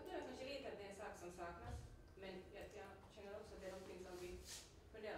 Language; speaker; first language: Swedish; native; Swedish